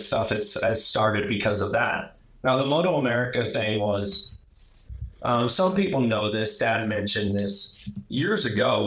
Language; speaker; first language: English; native; English